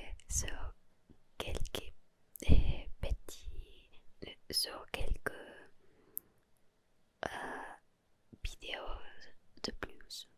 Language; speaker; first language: French; non-native, learner; Spanish